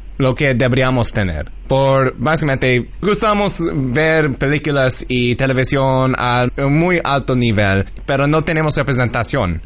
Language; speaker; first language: Spanish; early bilingual, heritage; English